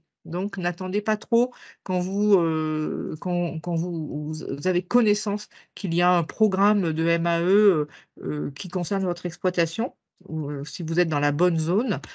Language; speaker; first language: French; native; French